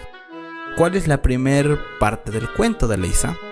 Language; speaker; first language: Spanish; native; Spanish